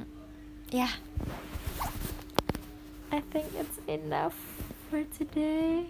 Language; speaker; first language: English; non-native, fluent; Indonesian